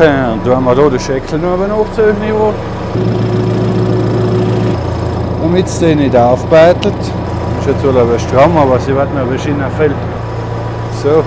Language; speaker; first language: German; native; German